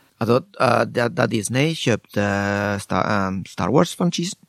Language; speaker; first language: Norwegian; non-native, fluent; Spanish